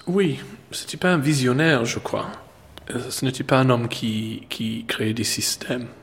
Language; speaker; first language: French; non-native, fluent; English